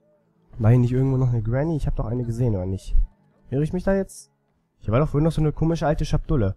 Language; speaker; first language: German; native; German